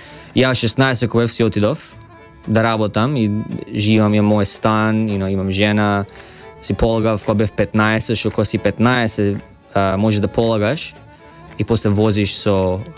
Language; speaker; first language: Macedonian; early bilingual, heritage; Macedonian